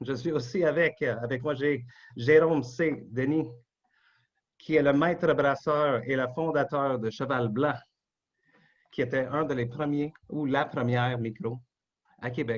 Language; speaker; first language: French; non-native, local second language; English